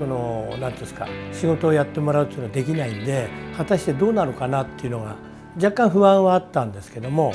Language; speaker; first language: Japanese; native; Japanese